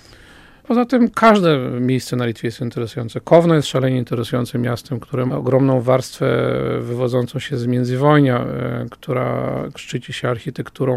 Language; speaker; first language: Polish; native; Polish